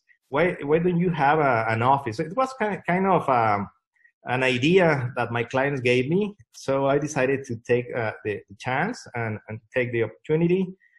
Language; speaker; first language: English; non-native, fluent; Spanish